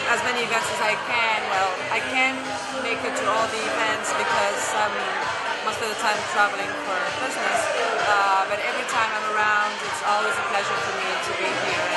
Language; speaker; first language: English; non-native, fluent; Arabic